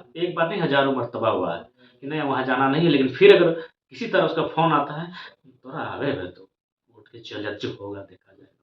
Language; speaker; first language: Hindi; non-native, local second language; Magahi